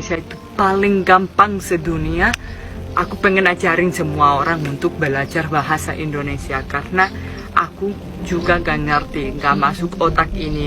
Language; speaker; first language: Indonesian; non-native, fluent; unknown